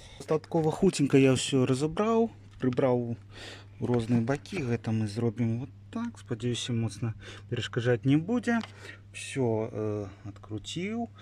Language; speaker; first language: Belarusian; native; Belarusian